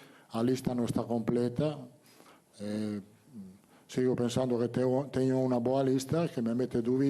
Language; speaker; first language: Portuguese; non-native, learner; Italian